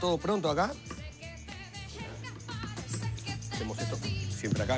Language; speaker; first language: Spanish; native; Spanish